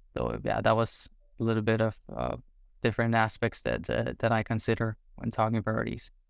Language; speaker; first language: English; non-native, fluent; Portuguese